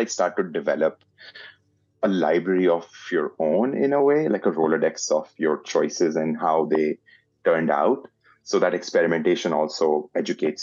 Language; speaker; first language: English; non-native, local second language; Hindi